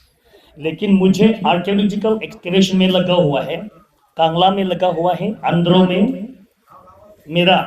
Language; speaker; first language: Hindi; non-native, local second language; Thado Chin